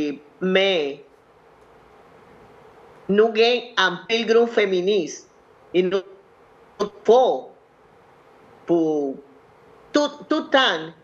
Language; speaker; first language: Haitian Creole; non-native, learner; Spanish